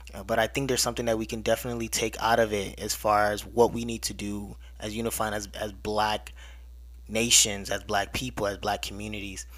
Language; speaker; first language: English; early bilingual, other home language; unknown